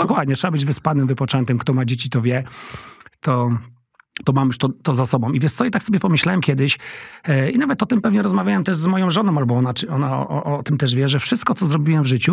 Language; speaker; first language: Polish; native; Polish